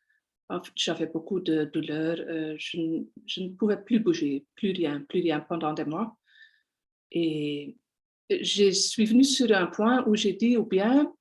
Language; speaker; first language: French; non-native, local second language; Dutch